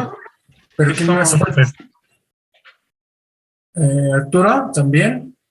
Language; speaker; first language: Spanish; native; Spanish